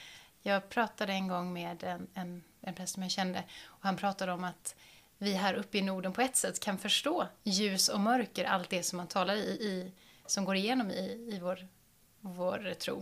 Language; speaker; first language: Swedish; native; Swedish